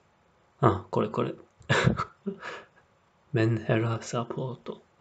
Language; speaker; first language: Japanese; non-native, learner; English